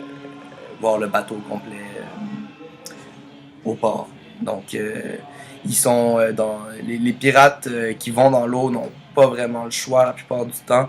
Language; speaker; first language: French; native; French